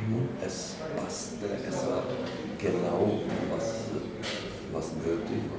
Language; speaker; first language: German; non-native, learner; Czech